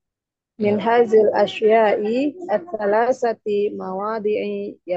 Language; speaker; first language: Arabic; non-native, learner; Indonesian